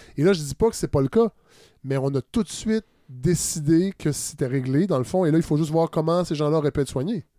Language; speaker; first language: French; native; French